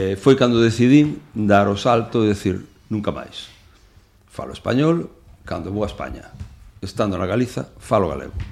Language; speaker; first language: Galician; non-native, local second language; Spanish